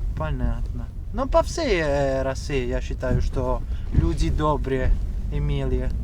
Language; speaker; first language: Russian; non-native, fluent; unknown